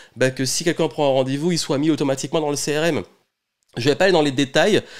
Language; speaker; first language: French; native; French